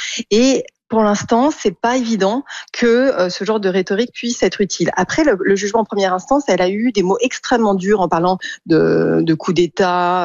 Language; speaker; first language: French; native; French